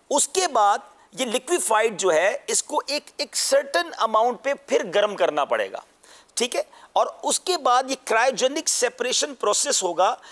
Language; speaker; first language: Urdu; native; Urdu